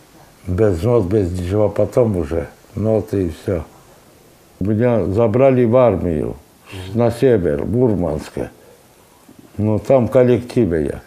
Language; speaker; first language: Russian; non-native, local second language; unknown